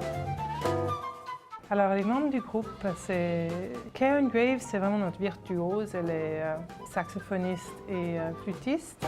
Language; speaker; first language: French; native; French